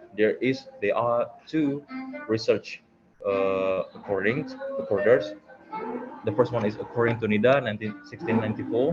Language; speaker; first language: English; non-native, learner; Indonesian